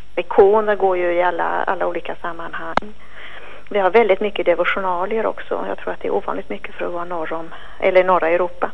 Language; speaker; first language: Swedish; native; Swedish